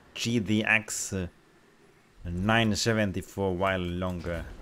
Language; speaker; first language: English; non-native, fluent; Finnish